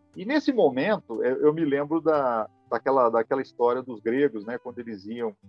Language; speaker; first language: Portuguese; native; Portuguese